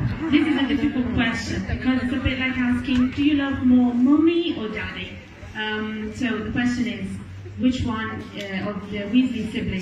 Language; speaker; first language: English; non-native, fluent; Italian